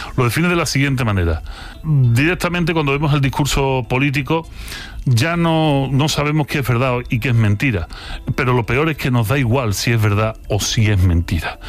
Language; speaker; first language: Spanish; native; Spanish